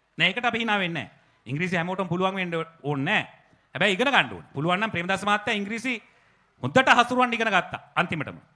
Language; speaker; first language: Sinhala; native; Sinhala